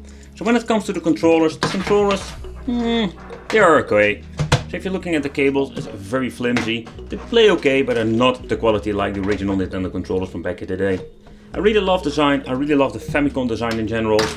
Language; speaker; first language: English; non-native, fluent; Dutch